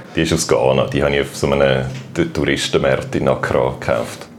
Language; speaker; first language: German; native; German